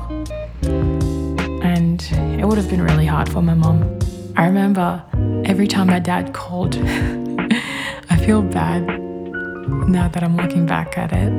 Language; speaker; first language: English; non-native, local second language; Filipino